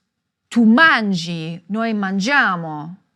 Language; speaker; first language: Italian; non-native, fluent; English